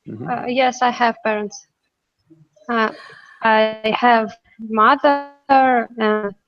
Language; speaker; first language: English; non-native, learner; Russian